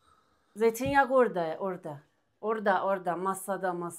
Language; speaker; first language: Turkish; non-native, learner; Persian